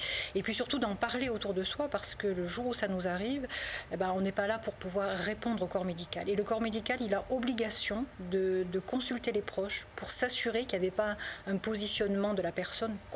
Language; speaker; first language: French; native; French